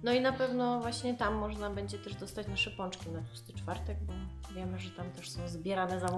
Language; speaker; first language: Polish; native; Polish